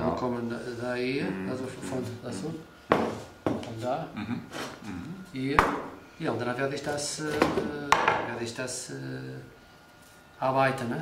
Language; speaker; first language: German; non-native, learner; Portuguese